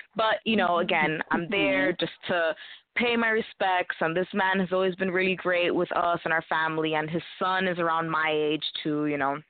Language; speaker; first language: English; early bilingual, other home language; Spanish